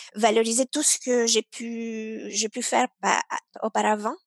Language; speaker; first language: French; non-native, fluent; Romanian